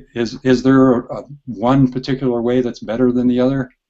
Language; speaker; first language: English; native; English